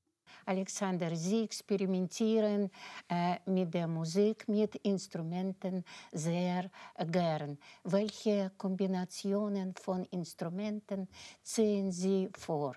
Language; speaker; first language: German; non-native, fluent; Russian